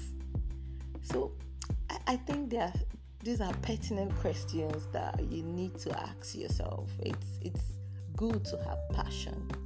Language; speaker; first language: English; non-native, local second language; Yoruba